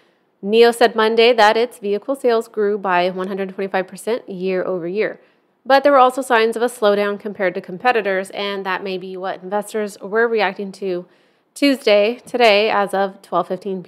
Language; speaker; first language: English; native; English